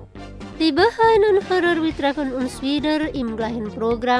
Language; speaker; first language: German; non-native, fluent; Indonesian